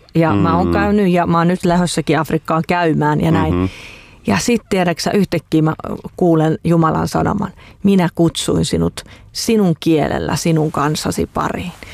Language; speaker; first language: Finnish; native; Finnish